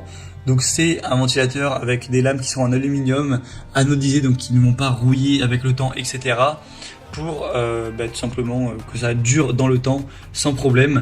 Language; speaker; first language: French; native; French